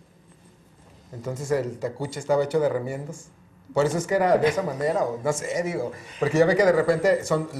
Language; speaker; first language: Spanish; native; Spanish